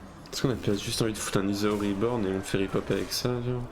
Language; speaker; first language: French; native; French